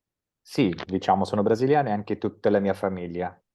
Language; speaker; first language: Italian; non-native, fluent; Portuguese